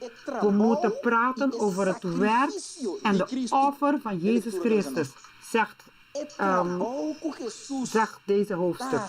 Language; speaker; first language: Dutch; non-native, local second language; Papiamento